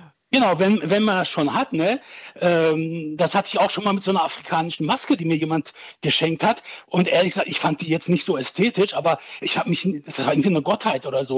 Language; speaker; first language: German; early bilingual, other home language; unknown